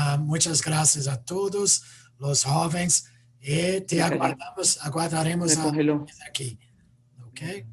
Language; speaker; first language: Spanish; non-native, fluent; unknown